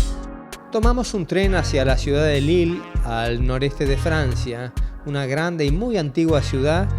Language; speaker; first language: Spanish; native; Spanish